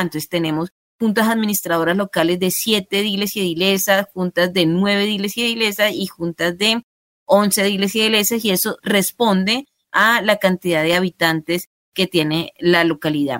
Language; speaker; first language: Spanish; native; Spanish